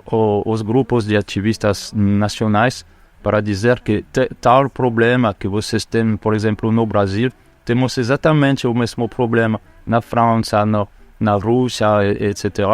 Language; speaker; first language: Portuguese; non-native, fluent; French